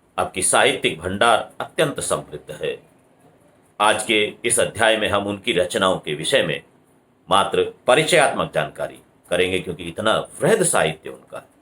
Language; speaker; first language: Hindi; native; Hindi